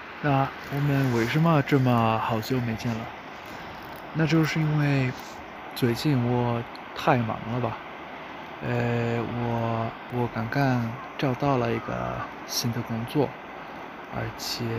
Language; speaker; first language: Chinese; non-native, fluent; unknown